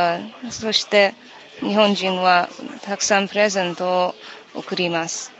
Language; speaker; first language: Japanese; non-native, learner; English